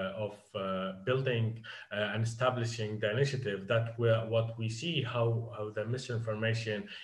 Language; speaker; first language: English; non-native, fluent; Arabic